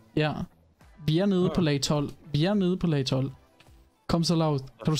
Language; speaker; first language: Danish; native; Danish